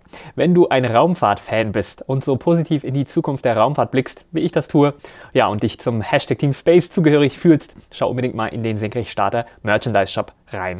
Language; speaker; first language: German; native; German